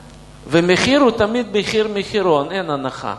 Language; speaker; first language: Hebrew; non-native, fluent; Russian